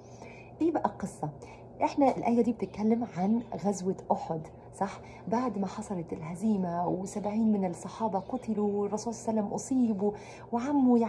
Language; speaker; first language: Arabic; native; Arabic